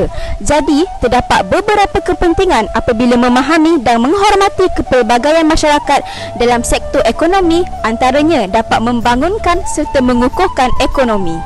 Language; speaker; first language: Malay; native; Malay